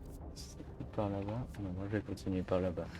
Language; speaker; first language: French; native; French